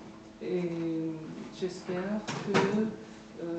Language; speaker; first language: French; non-native, fluent; Persian